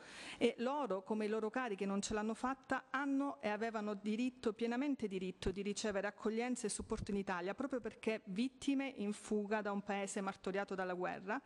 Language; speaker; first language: Italian; native; Italian